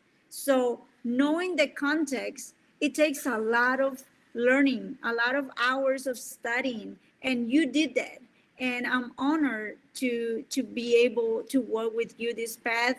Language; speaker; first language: English; non-native, fluent; Spanish